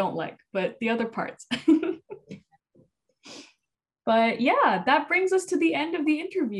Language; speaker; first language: English; native; English